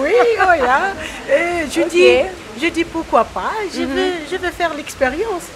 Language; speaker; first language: French; non-native, local second language; Arabic